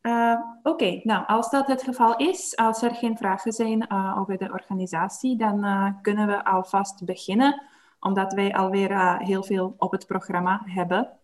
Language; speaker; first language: Dutch; non-native, fluent; Czech